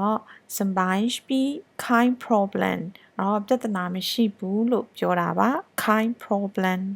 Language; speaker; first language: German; non-native, fluent; Burmese